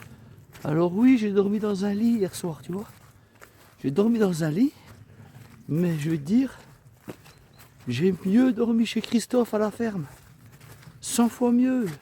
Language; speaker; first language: French; native; French